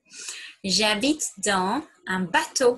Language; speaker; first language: French; non-native, fluent; English